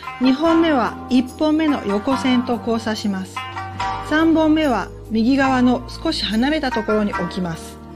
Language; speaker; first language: Japanese; native; Japanese